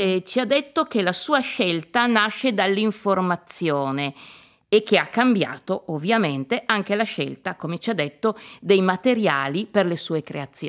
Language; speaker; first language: Italian; native; Italian